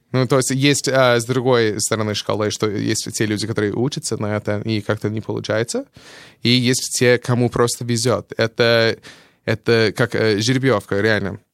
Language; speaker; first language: Russian; non-native, fluent; English